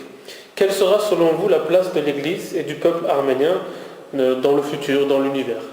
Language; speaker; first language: French; native; French